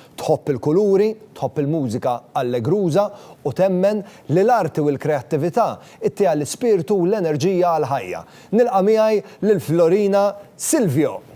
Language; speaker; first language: Maltese; native; Maltese